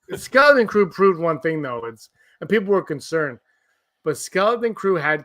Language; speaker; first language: English; native; English